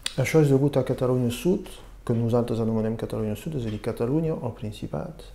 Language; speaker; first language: Catalan; native; Catalan